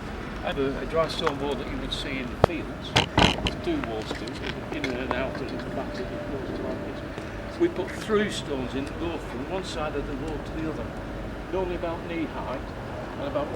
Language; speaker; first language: English; native; English